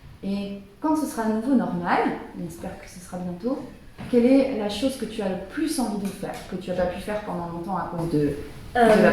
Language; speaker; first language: French; native; French